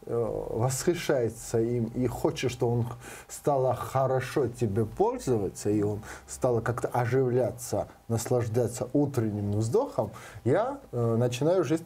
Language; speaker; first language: Russian; non-native, learner; Georgian